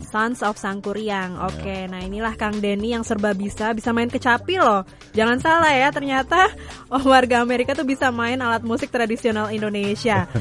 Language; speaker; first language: Indonesian; native; Indonesian